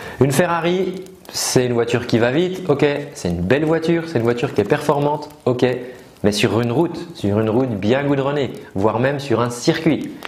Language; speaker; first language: French; native; French